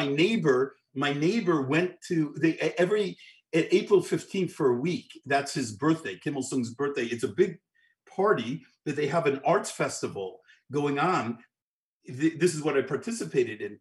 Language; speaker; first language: English; native; English